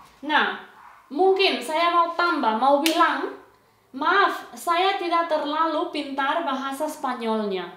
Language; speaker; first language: Indonesian; non-native, fluent; Spanish